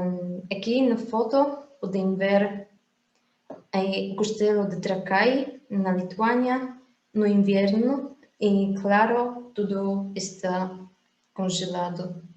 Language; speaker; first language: Portuguese; non-native, fluent; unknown